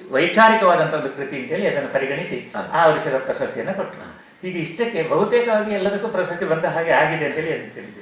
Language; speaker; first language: Kannada; native; Kannada